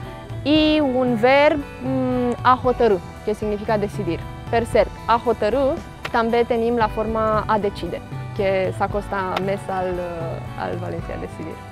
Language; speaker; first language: Catalan; non-native, fluent; Romanian